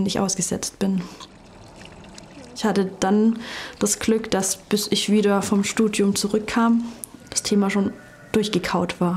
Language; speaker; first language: German; native; German